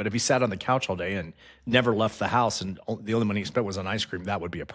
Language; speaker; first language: English; native; English